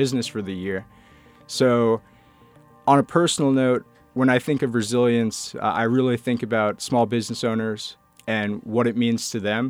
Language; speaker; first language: English; native; English